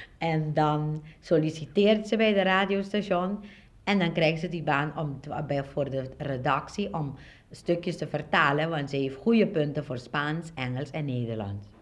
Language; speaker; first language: Dutch; non-native, local second language; Papiamento